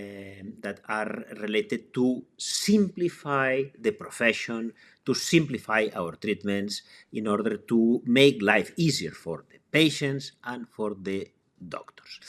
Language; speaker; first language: English; non-native, fluent; Spanish